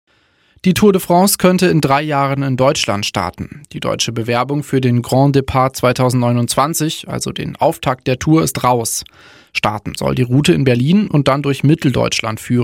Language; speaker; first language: German; native; German